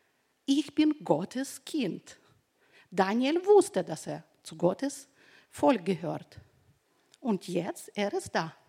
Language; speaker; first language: German; non-native, fluent; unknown